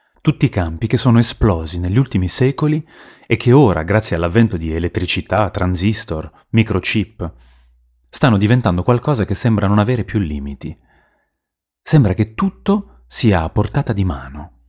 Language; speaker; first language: Italian; native; Italian